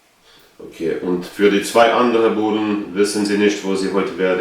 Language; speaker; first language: German; non-native, learner; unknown